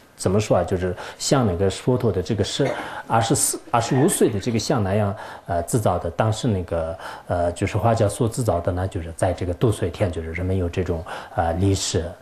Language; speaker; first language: Chinese; non-native, local second language; Tibetan